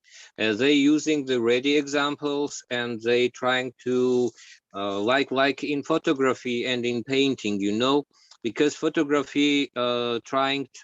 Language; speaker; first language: English; non-native, learner; Georgian